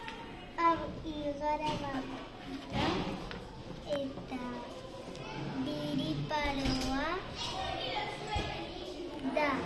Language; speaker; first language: Basque; non-native, local second language; Spanish